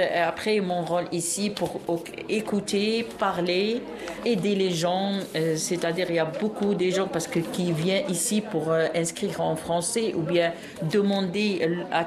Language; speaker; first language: French; non-native, local second language; Arabic